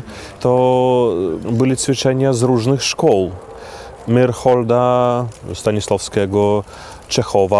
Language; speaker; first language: Polish; non-native, fluent; Belarusian